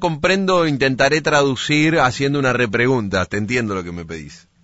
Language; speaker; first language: Spanish; native; Spanish